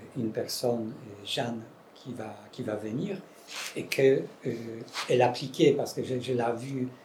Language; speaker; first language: French; non-native, fluent; Polish